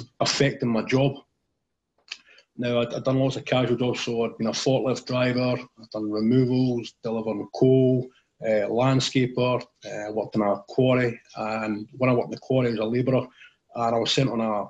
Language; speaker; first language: English; native; English